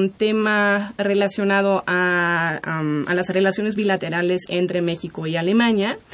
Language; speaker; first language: Spanish; non-native, fluent; German